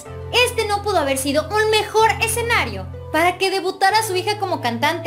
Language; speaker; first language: Spanish; native; Spanish